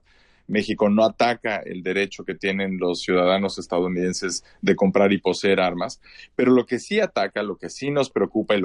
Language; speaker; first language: Spanish; native; Spanish